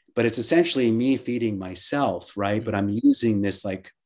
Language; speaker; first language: English; native; English